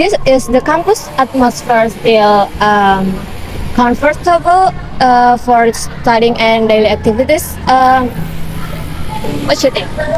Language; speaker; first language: English; non-native, learner; Indonesian